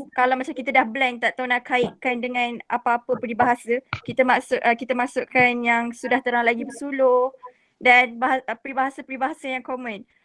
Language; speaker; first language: Malay; native; Malay